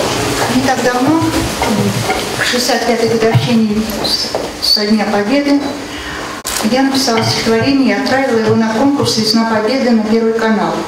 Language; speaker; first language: Russian; native; Russian